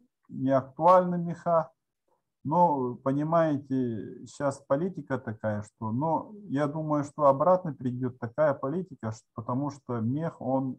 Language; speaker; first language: Russian; non-native, local second language; Yakut